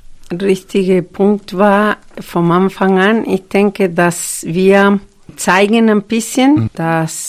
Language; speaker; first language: German; non-native, fluent; Spanish